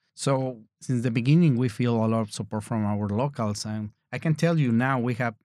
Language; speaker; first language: English; non-native, learner; Spanish